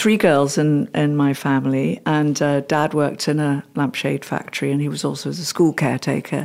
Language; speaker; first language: English; native; English